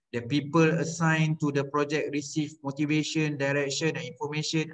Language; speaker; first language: English; non-native, local second language; Malay